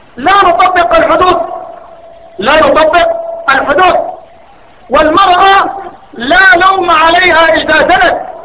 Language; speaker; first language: Arabic; native; Arabic